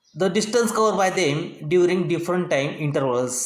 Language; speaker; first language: English; non-native, local second language; Marathi